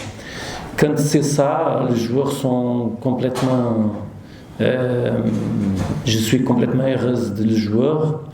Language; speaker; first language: French; non-native, learner; Portuguese